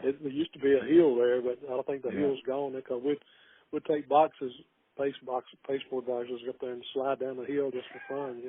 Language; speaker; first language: English; native; English